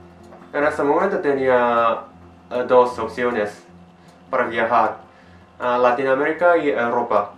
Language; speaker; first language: Spanish; non-native, learner; Korean